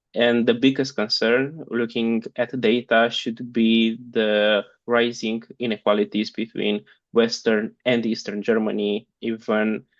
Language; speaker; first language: English; non-native, fluent; Romanian